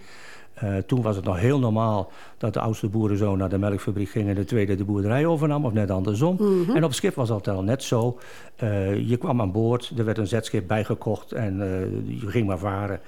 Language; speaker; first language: Dutch; native; Dutch